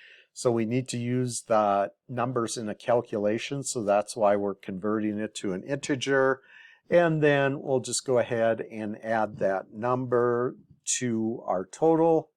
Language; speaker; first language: English; native; English